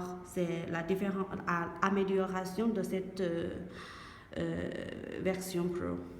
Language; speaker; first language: French; non-native, learner; Chinese